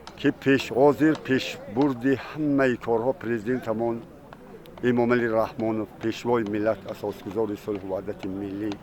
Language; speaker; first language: Tajik; non-native, local second language; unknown